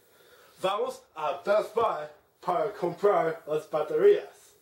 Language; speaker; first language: Spanish; non-native, learner; English